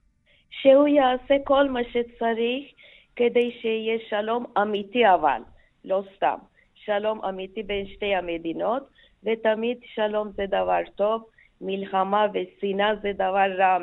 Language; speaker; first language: Hebrew; non-native, fluent; Turkish